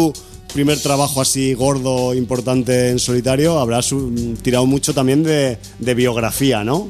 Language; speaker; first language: Spanish; native; Spanish